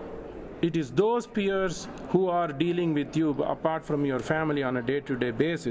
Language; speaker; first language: English; non-native, local second language; Tamil